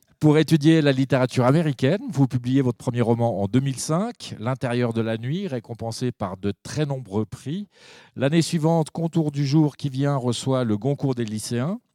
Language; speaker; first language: French; native; French